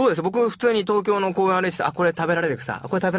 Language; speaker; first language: Japanese; native; Japanese